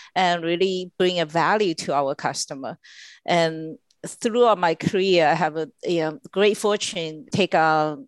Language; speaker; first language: English; non-native, fluent; Chinese